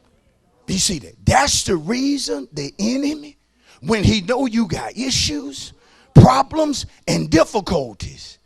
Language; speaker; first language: English; native; English